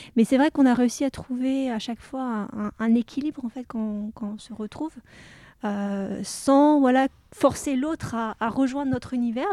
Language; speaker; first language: French; native; French